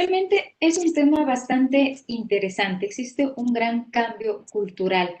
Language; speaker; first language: Spanish; native; Spanish